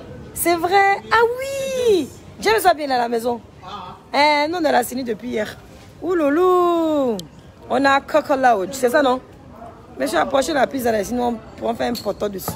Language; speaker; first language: French; native; French